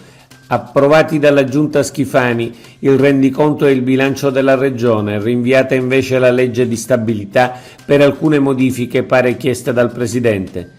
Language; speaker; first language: Italian; native; Italian